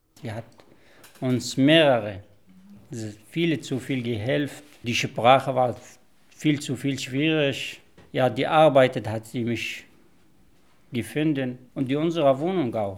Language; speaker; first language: German; non-native, learner; Arabic